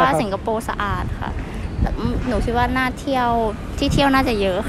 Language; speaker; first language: Thai; native; Thai